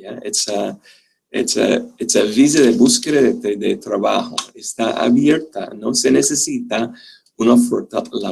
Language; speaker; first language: Spanish; non-native, fluent; English